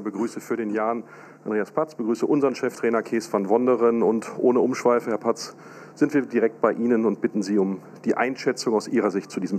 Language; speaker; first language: German; native; German